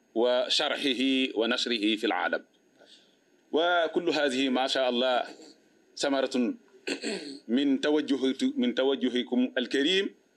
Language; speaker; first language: Arabic; non-native, fluent; Wolof